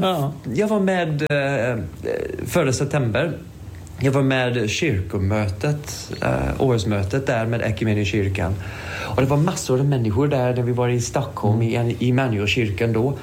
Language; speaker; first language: Swedish; non-native, fluent; English